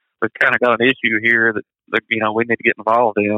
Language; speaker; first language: English; native; English